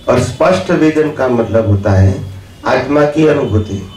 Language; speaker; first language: Hindi; non-native, local second language; Gujarati